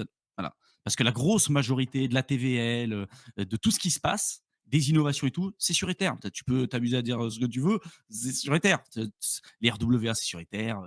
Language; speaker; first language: French; native; French